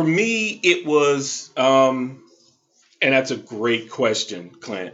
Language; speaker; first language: English; native; English